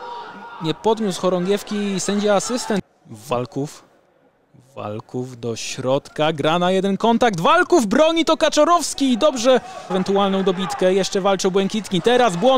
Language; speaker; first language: Polish; native; Polish